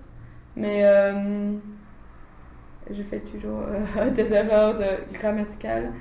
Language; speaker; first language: French; non-native, fluent; English